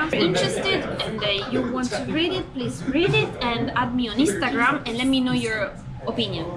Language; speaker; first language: English; non-native, fluent; Italian